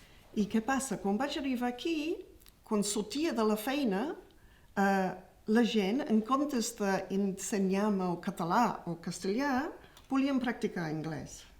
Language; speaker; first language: Catalan; non-native, fluent; English